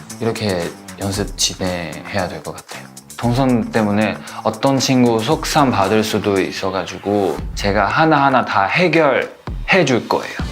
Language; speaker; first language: Korean; non-native, learner; Chinese